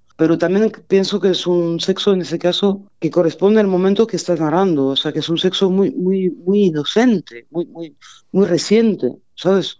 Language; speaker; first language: Spanish; non-native, fluent; French